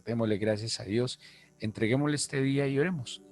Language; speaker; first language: Spanish; native; Spanish